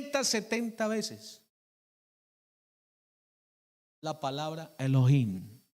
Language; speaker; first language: Spanish; native; Spanish